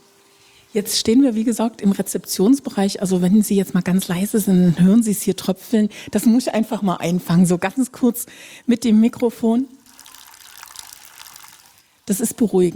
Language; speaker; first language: German; native; German